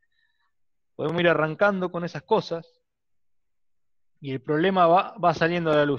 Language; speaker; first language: Spanish; native; Spanish